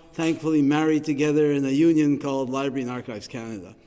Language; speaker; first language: English; native; English